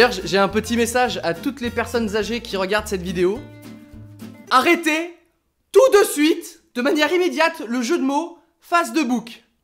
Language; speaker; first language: French; native; French